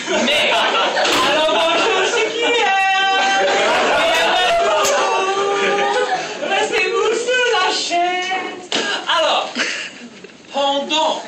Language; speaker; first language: French; non-native, local second language; English